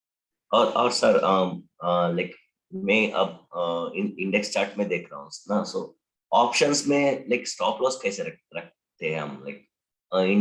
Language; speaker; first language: Hindi; non-native, local second language; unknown